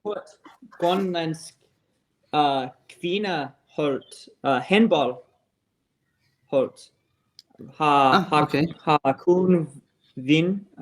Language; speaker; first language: Danish; non-native, learner; English